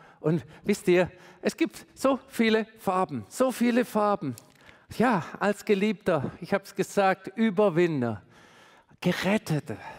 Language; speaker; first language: German; native; German